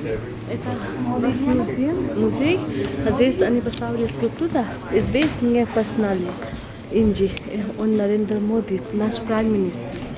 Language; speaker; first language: Russian; non-native, learner; Hindi